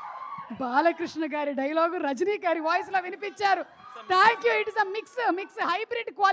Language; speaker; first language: Telugu; native; Telugu